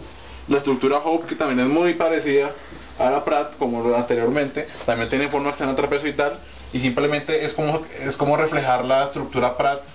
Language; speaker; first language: Spanish; native; Spanish